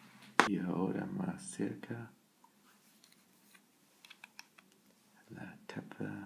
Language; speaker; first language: Spanish; non-native, learner; German